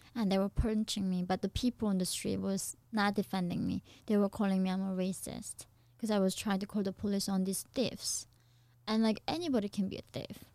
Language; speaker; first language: English; non-native, fluent; Korean